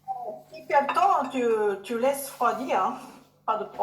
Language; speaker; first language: French; non-native, learner; Japanese